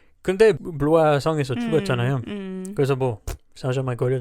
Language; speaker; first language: Korean; non-native, learner; French